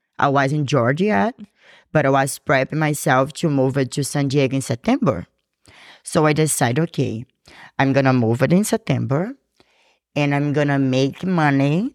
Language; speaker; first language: English; non-native, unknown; Portuguese